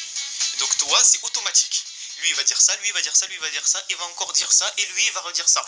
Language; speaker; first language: French; native; French